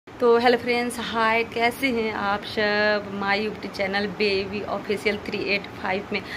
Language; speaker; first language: Hindi; native; Hindi